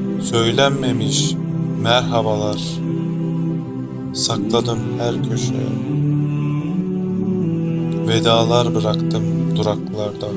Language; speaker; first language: Turkish; native; Turkish